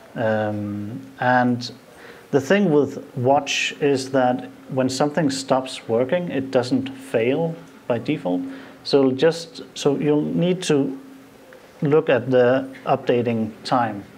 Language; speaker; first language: English; non-native, fluent; Danish